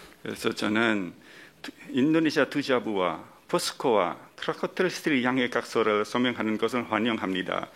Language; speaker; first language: Korean; non-native, fluent; Indonesian